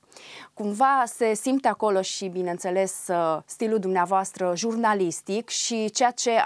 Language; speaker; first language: Romanian; native; Romanian